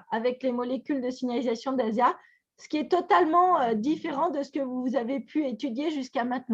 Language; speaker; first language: French; native; French